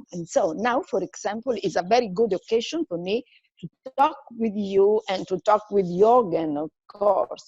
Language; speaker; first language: English; non-native, fluent; Italian